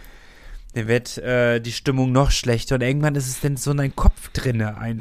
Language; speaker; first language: German; native; German